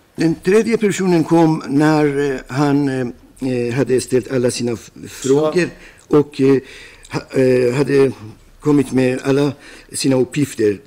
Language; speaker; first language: Swedish; non-native, fluent; Persian